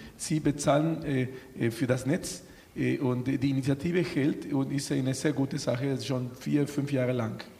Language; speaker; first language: German; non-native, fluent; Spanish